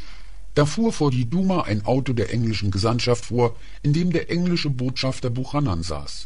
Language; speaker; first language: German; native; German